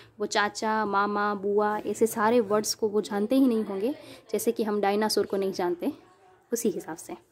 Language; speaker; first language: Hindi; non-native, local second language; Gujarati